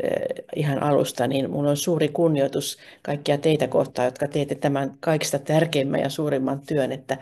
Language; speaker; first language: Finnish; native; Finnish